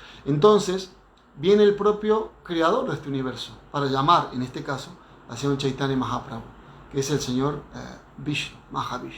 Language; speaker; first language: Spanish; native; Spanish